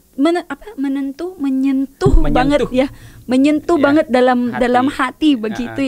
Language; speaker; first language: Indonesian; non-native, learner; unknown